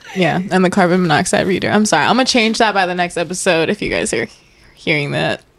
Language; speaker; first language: English; native; English